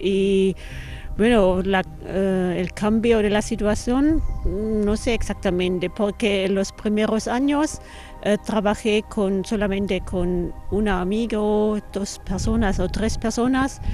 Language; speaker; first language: Spanish; non-native, fluent; German